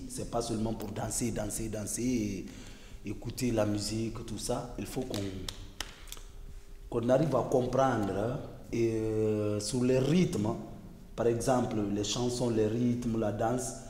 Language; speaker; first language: French; non-native, fluent; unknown